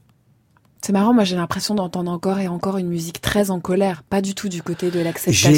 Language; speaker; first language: French; native; French